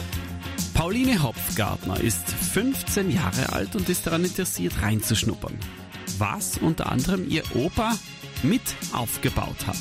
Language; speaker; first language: German; native; German